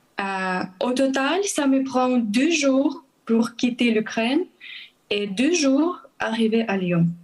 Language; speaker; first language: French; non-native, learner; Ukrainian